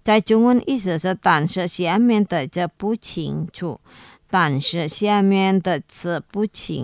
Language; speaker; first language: Chinese; non-native, learner; Indonesian